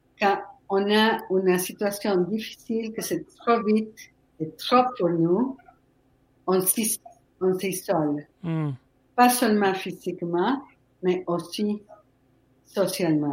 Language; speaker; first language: French; non-native, fluent; Spanish